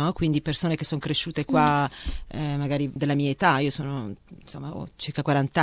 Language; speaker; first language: Italian; native; Italian